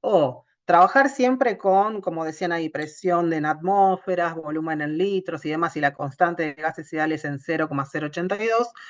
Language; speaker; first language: Spanish; native; Spanish